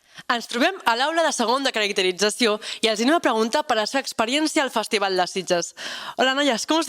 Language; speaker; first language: Catalan; native; Catalan